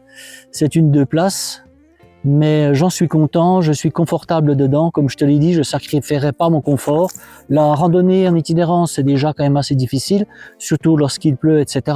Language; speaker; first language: French; native; French